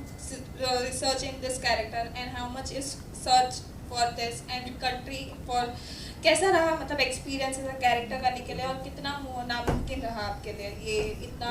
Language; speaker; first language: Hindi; native; Hindi